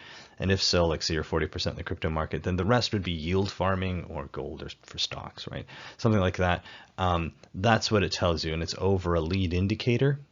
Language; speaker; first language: English; native; English